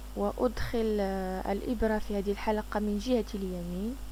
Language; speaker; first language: Arabic; native; Arabic